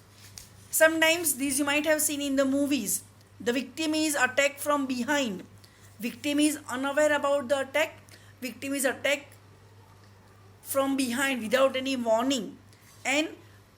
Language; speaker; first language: English; non-native, local second language; Gujarati